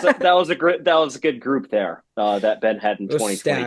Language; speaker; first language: English; native; English